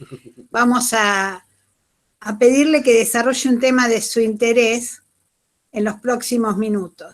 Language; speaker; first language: Spanish; native; Spanish